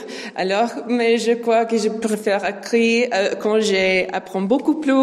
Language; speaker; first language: French; non-native, learner; English